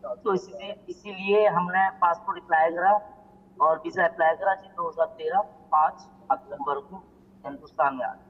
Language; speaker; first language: Urdu; non-native, local second language; Sindhi